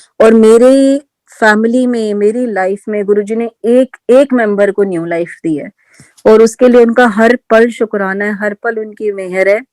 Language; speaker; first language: Hindi; native; Hindi